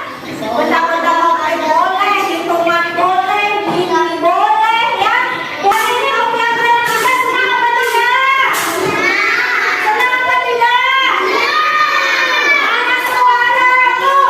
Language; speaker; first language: Indonesian; native; Indonesian